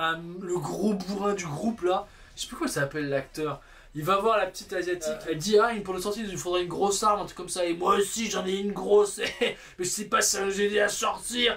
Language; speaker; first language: French; native; French